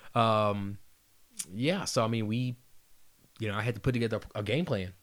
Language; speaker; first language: English; native; English